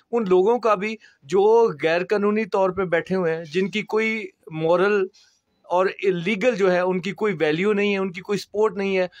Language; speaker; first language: Urdu; non-native, local second language; Punjabi